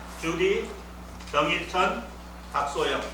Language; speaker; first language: Korean; native; Korean